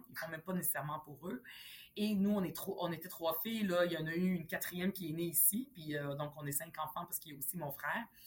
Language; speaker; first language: French; early bilingual, other home language; Arabic